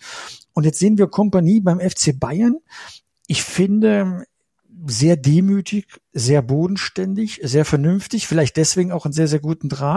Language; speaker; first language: German; native; German